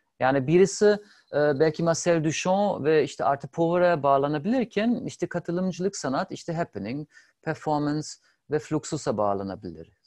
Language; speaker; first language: Turkish; non-native, fluent; German